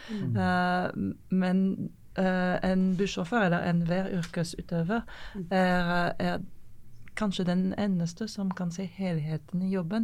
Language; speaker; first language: Norwegian; non-native, fluent; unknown